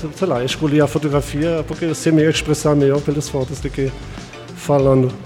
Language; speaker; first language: Portuguese; non-native, fluent; German